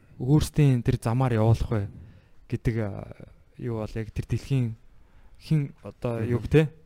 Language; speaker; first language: Mongolian; native; Mongolian